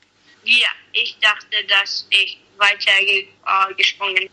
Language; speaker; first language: German; non-native, learner; English